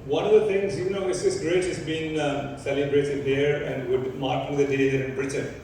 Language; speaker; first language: English; early bilingual, other home language; Punjabi